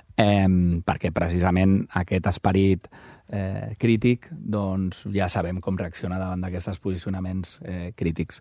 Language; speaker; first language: Catalan; native; Catalan